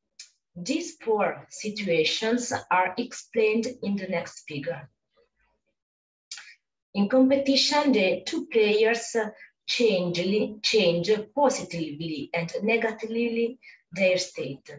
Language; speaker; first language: English; non-native, fluent; Italian